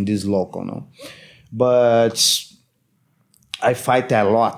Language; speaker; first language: English; non-native, learner; Portuguese